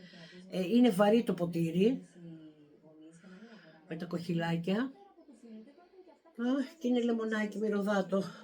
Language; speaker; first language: Greek; native; Greek